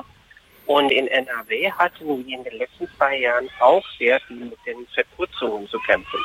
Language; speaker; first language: German; non-native, fluent; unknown